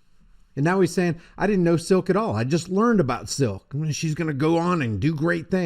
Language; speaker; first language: English; native; English